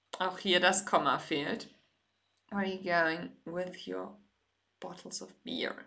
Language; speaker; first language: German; native; German